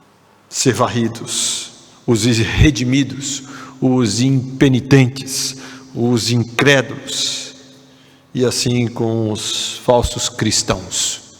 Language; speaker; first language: Portuguese; native; Portuguese